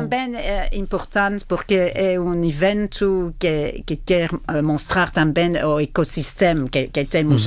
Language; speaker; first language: Portuguese; non-native, fluent; French